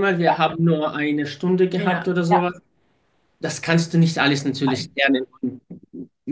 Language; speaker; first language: German; native; German